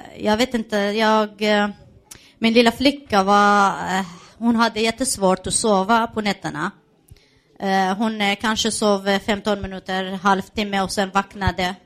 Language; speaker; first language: Swedish; non-native, learner; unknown